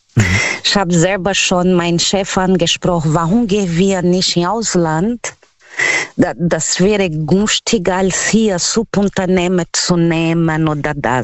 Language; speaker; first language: German; non-native, learner; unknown